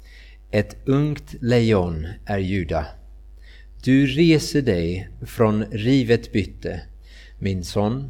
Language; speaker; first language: Swedish; non-native, fluent; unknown